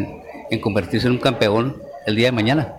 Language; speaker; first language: Spanish; native; Spanish